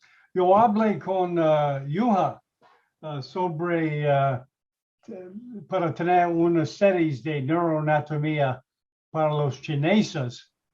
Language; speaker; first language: Spanish; non-native, learner; English